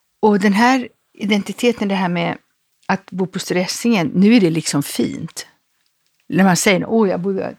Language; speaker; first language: Swedish; native; Swedish